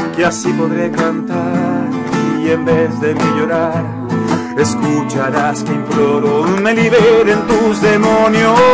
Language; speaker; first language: Spanish; native; Spanish